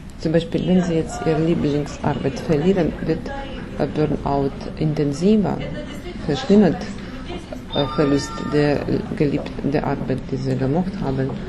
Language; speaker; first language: German; non-native, learner; Russian